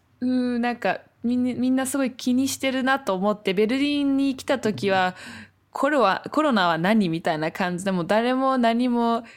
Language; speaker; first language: Japanese; early bilingual, heritage; German